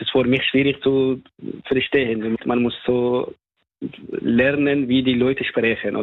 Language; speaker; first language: German; non-native, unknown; Persian